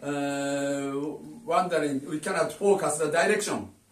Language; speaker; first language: English; non-native, learner; Japanese